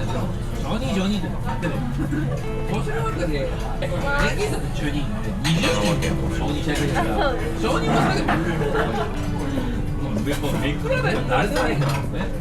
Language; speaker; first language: Japanese; native; Japanese